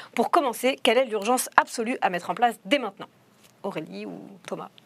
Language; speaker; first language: French; native; French